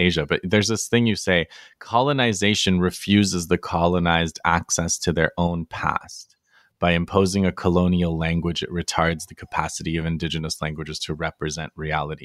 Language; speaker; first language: English; native; English